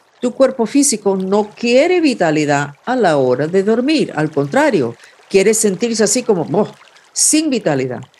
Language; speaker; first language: Spanish; non-native, fluent; English